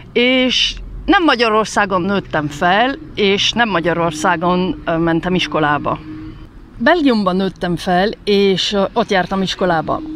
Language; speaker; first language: Hungarian; early bilingual, heritage; Hungarian